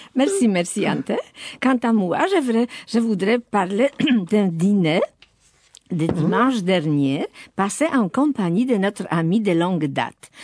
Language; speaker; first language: French; non-native, fluent; Polish